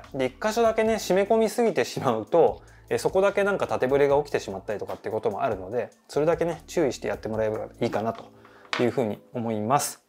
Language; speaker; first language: Japanese; native; Japanese